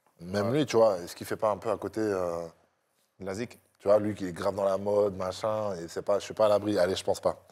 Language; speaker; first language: French; native; French